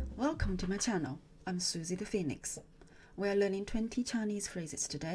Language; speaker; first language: English; non-native, fluent; Chinese